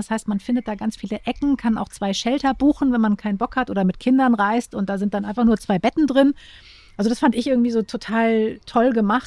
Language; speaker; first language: German; native; German